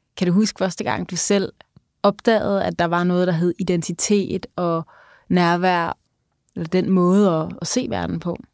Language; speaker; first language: Danish; native; Danish